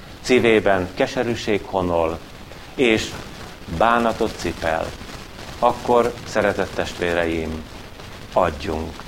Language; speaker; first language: Hungarian; native; Hungarian